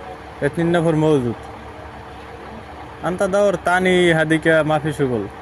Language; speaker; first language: Arabic; non-native, learner; Bangla